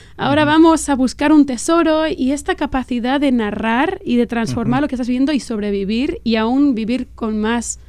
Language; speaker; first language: Spanish; non-native, local second language; Catalan